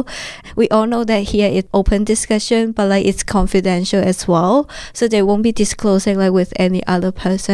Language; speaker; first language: English; non-native, local second language; Cantonese